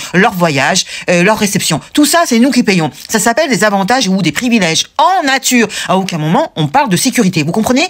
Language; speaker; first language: French; native; French